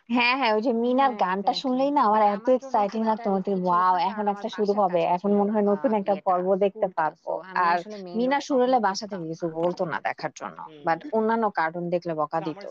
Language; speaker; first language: Bangla; native; Bangla